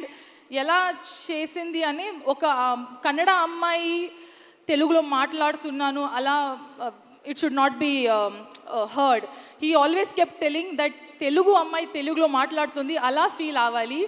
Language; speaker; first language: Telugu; non-native, learner; Kannada